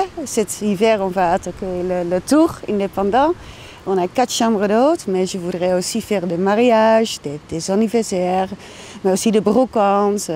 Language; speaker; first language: French; non-native, learner; Dutch